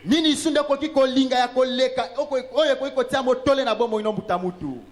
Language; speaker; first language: Lingala; native; Lingala